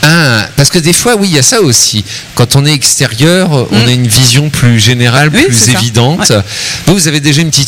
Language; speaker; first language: French; native; French